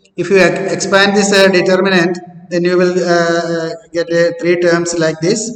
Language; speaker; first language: English; non-native, local second language; Malayalam